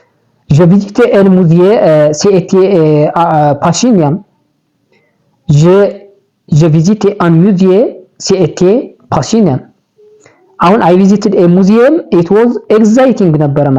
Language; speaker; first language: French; non-native, learner; Amharic